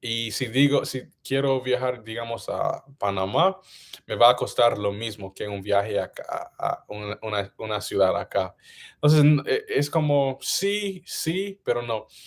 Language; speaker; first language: Spanish; non-native, learner; English